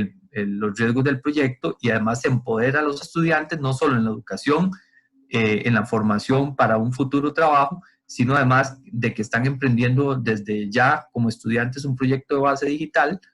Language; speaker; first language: Spanish; native; Spanish